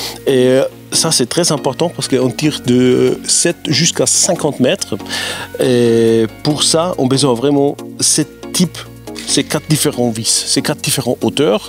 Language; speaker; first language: French; non-native, fluent; German